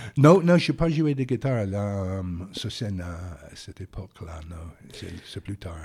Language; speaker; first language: French; non-native, fluent; English